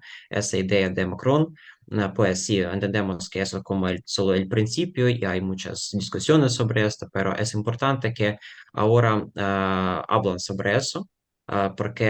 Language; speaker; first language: Spanish; non-native, fluent; Ukrainian